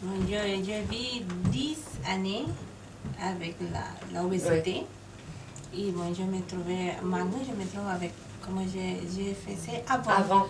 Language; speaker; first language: French; non-native, learner; Spanish